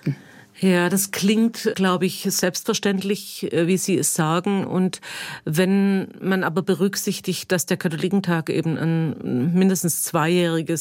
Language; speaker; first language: German; native; German